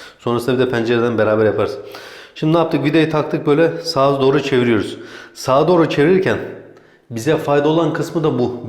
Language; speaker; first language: Turkish; native; Turkish